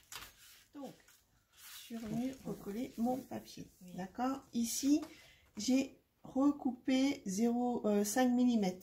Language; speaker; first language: French; native; French